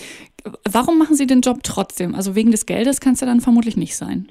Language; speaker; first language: German; native; German